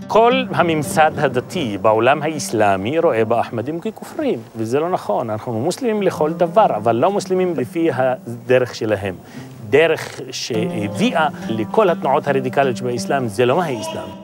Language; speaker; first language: Hebrew; non-native, local second language; Arabic